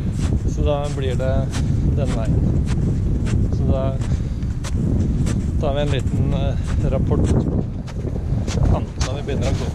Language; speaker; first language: Norwegian; native; Norwegian